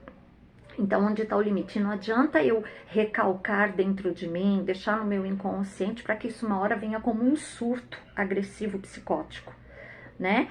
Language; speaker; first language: Portuguese; native; Portuguese